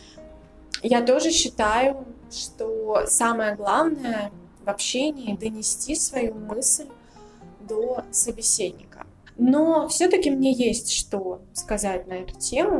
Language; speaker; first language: Russian; native; Russian